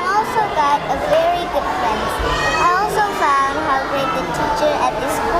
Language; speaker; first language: English; non-native, local second language; Indonesian